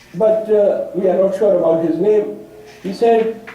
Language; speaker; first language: English; non-native, local second language; Urdu